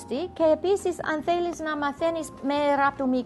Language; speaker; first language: Greek; non-native, learner; English